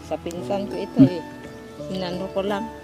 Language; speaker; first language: Filipino; non-native, local second language; Hiligaynon